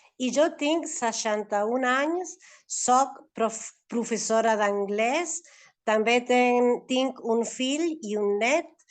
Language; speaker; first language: Catalan; non-native, learner; Spanish